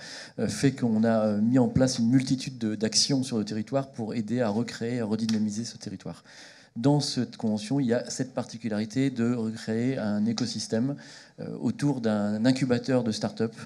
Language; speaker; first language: French; native; French